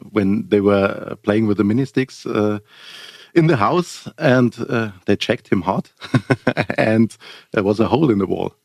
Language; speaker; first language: English; non-native, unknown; German